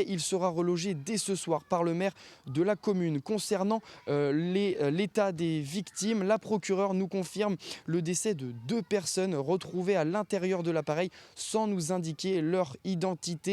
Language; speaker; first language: French; native; French